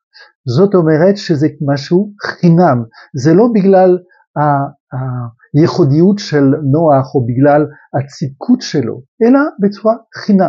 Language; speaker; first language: Hebrew; non-native, fluent; French